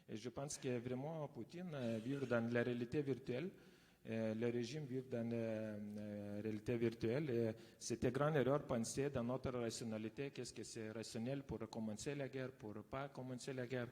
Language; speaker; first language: French; non-native, fluent; Lithuanian